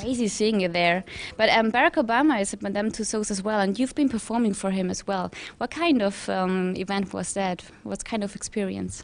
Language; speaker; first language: English; non-native, fluent; German